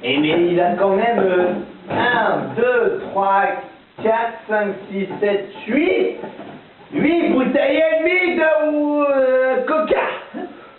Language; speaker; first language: French; native; French